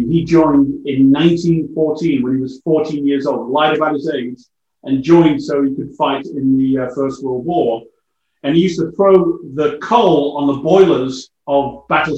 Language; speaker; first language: English; native; English